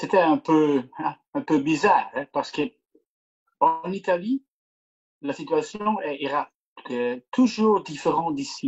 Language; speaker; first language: French; non-native, local second language; Dutch